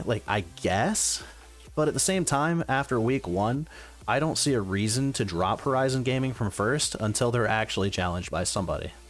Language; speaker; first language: English; native; English